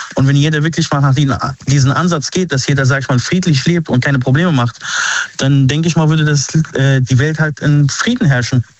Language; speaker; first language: German; non-native, fluent; Arabic